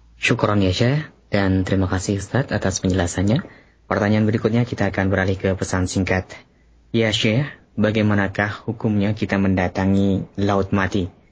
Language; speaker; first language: Indonesian; native; Indonesian